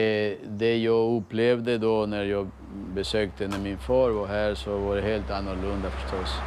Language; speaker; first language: Swedish; early bilingual, heritage; Swedish